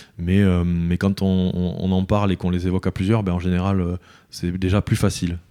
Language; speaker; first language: French; native; French